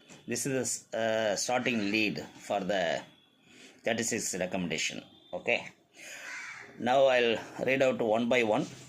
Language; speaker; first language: English; non-native, local second language; Tamil